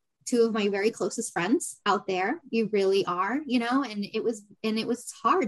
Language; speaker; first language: English; native; English